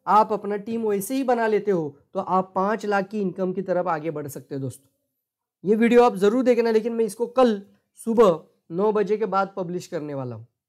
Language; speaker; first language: Hindi; non-native, local second language; Marathi